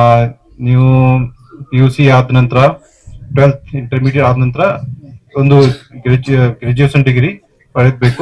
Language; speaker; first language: Kannada; non-native, fluent; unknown